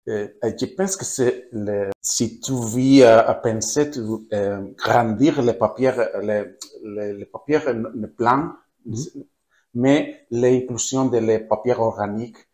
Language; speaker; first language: French; non-native, learner; Spanish